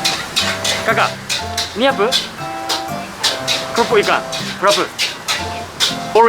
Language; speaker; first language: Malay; non-native, learner; Korean